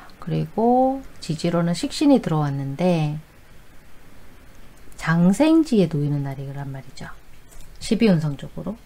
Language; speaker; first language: Korean; native; Korean